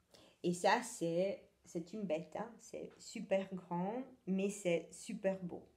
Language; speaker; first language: French; non-native, fluent; Italian